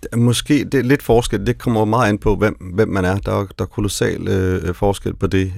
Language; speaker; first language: Danish; native; Danish